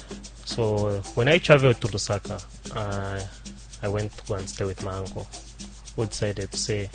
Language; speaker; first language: English; non-native, local second language; Bemba